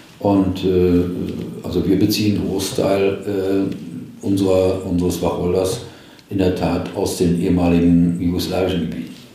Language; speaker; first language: German; native; German